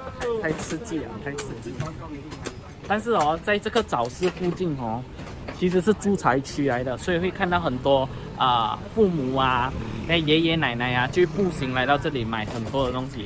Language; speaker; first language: Chinese; native; Chinese